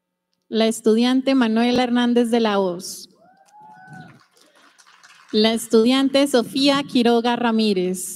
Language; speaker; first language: Spanish; native; Spanish